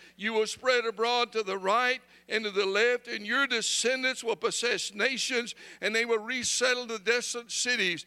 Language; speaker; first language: English; native; English